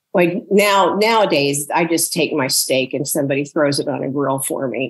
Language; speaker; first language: English; native; English